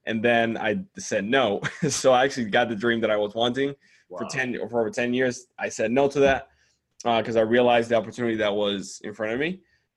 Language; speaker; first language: English; non-native, fluent; Spanish